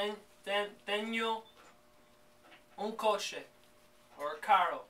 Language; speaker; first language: Portuguese; non-native, learner; English